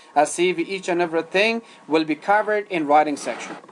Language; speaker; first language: English; non-native, fluent; Persian